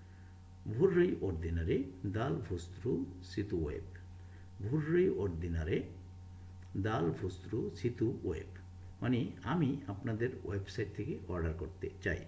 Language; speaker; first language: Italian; non-native, fluent; Bangla